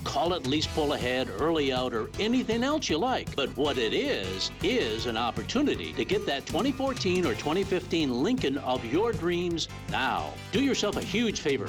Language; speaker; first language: English; native; English